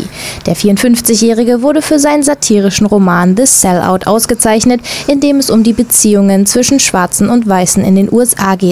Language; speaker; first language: German; native; German